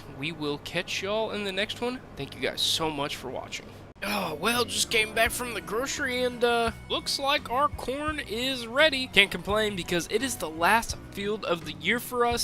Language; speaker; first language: English; native; English